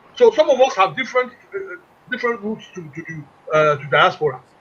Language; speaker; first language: English; non-native, local second language; Yoruba